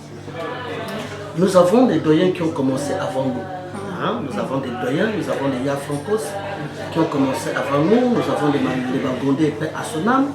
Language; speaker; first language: French; non-native, local second language; Lingala